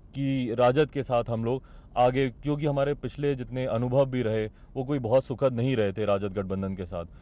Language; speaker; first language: Hindi; native; Hindi